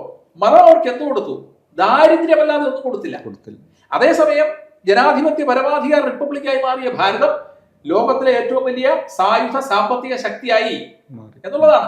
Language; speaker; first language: Malayalam; native; Malayalam